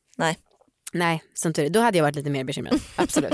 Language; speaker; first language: Swedish; native; Swedish